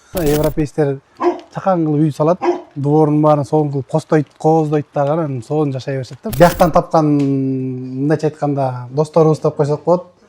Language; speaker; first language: Kyrgyz; native; Kyrgyz